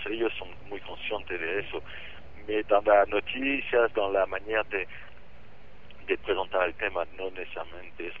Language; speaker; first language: Spanish; non-native, fluent; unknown